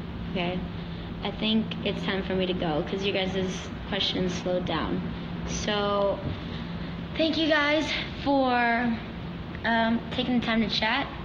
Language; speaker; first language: English; early bilingual, other home language; Spanish